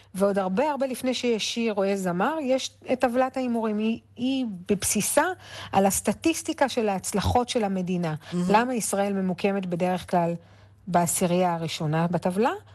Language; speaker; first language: Hebrew; native; Hebrew